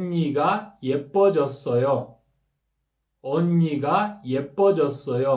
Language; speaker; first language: Korean; non-native, fluent; Kyrgyz